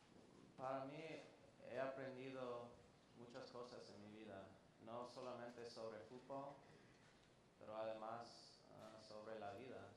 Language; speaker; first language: Spanish; non-native, fluent; English